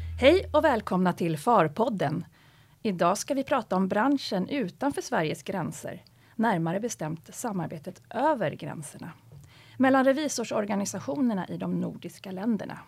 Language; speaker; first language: Swedish; native; Swedish